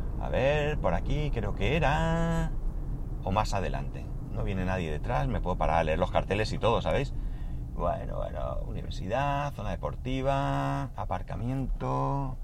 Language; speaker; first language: Spanish; native; Spanish